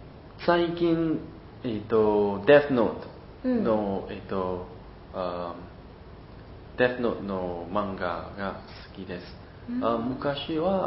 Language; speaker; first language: Japanese; non-native, learner; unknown